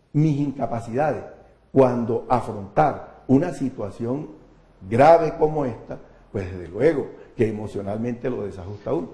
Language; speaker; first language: Spanish; native; Spanish